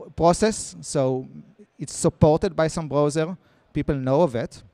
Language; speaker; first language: English; non-native, fluent; Hebrew